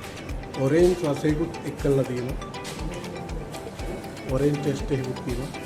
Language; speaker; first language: Hindi; non-native, local second language; Sinhala